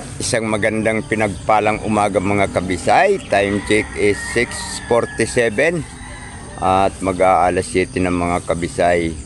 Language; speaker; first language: Filipino; non-native, local second language; Cebuano